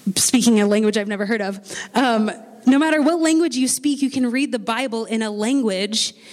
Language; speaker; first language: English; native; English